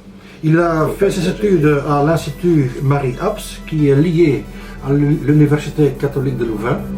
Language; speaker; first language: French; non-native, local second language; Dutch